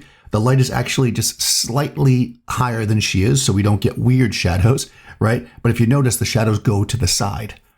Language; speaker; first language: English; native; English